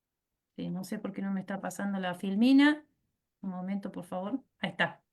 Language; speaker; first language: Spanish; native; Spanish